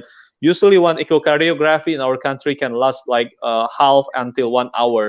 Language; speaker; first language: English; non-native, fluent; Indonesian